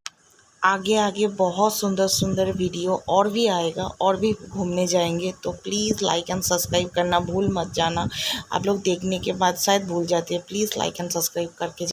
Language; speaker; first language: Hindi; non-native, local second language; Bangla